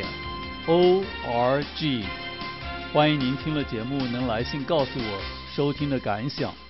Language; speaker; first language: Chinese; native; Chinese